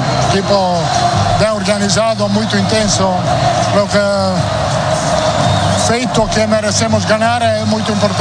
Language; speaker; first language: Portuguese; non-native, learner; Italian